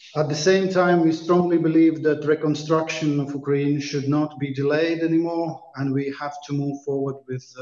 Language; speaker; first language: English; non-native, fluent; Latvian